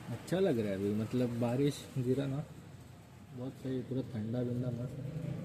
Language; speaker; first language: Hindi; non-native, local second language; Marathi